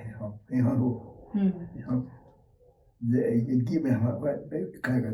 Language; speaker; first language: Spanish; non-native, local second language; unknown